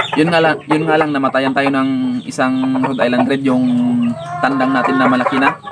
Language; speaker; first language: Filipino; non-native, local second language; Iloko